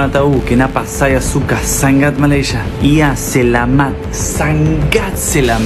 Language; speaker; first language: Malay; non-native, learner; Spanish